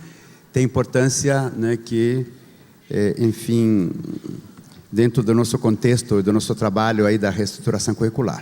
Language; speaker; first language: Portuguese; non-native, fluent; Spanish